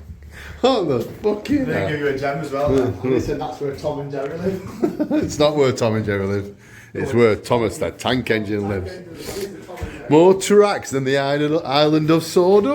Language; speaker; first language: English; native; English